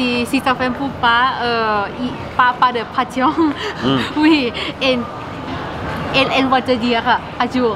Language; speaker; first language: French; non-native, learner; Thai